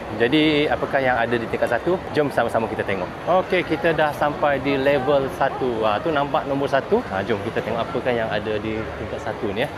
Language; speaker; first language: Malay; native; Malay